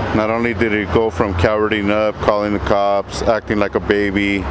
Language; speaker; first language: English; early bilingual, other home language; Spanish